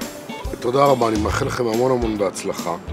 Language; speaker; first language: Hebrew; early bilingual, other home language; Russian